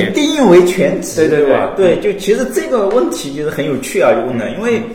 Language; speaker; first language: Chinese; native; Chinese